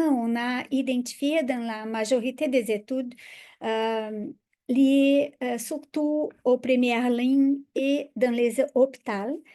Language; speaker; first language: French; non-native, fluent; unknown